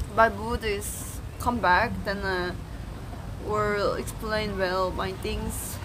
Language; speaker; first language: English; non-native, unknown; Korean